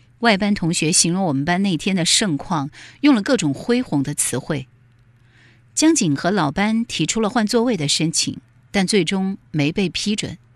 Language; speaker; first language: Chinese; native; Chinese